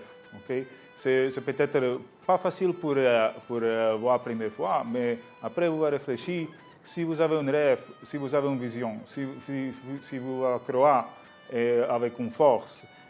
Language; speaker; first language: French; non-native, learner; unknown